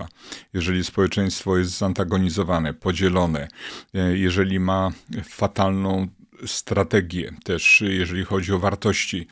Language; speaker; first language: Polish; native; Polish